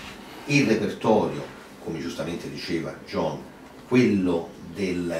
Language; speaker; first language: Italian; native; Italian